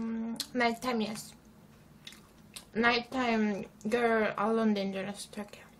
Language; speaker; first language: English; non-native, learner; Turkish